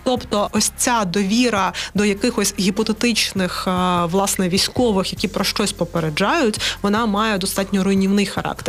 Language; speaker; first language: Ukrainian; native; Ukrainian